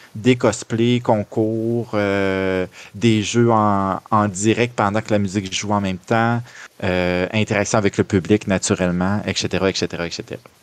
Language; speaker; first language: French; native; French